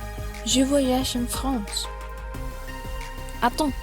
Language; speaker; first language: French; non-native, fluent; Spanish